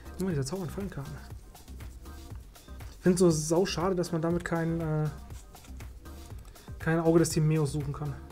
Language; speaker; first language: German; native; German